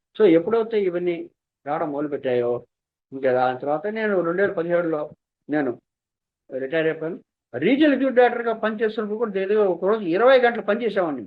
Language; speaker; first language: Telugu; native; Telugu